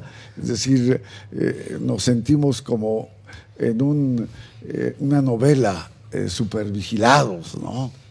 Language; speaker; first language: Spanish; native; Spanish